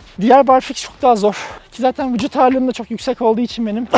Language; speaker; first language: Turkish; native; Turkish